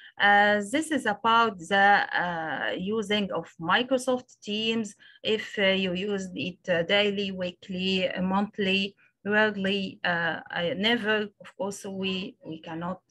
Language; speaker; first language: English; non-native, local second language; Arabic